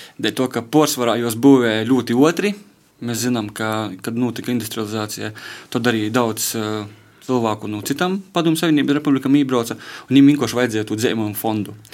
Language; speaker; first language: Latvian; native; Latvian